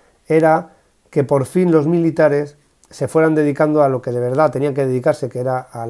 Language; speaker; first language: Spanish; native; Spanish